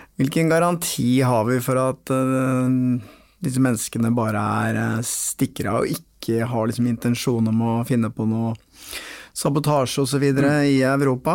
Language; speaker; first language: Norwegian; native; Norwegian